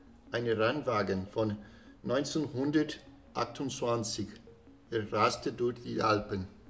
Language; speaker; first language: German; non-native, learner; Portuguese